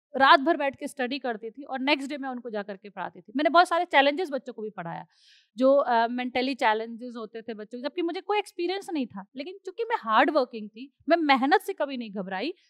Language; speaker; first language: Hindi; native; Hindi